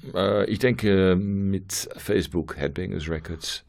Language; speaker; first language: German; non-native, learner; Dutch